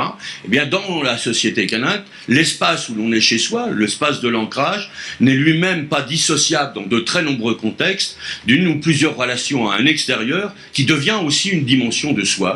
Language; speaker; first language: French; native; French